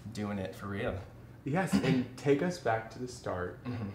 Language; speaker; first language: English; native; English